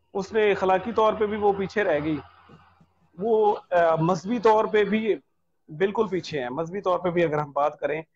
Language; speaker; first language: Urdu; non-native, local second language; Punjabi